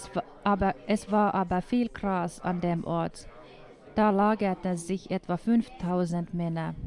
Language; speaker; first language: German; non-native, fluent; Finnish